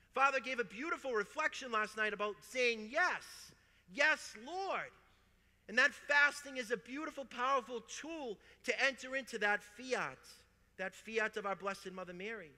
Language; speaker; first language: English; native; English